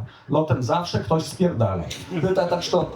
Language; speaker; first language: Polish; non-native, local second language; Belarusian